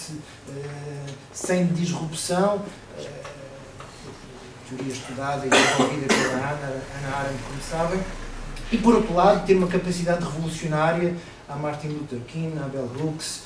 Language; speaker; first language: Portuguese; native; Portuguese